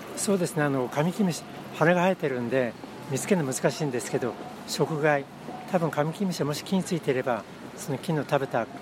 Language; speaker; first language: Japanese; native; Japanese